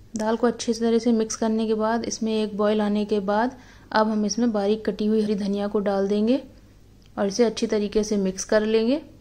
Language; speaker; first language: Hindi; native; Hindi